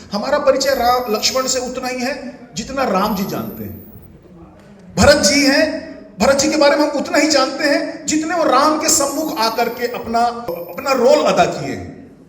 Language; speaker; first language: Hindi; non-native, local second language; Chhattisgarhi